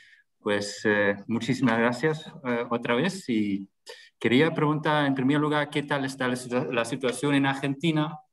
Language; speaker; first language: Spanish; non-native, fluent; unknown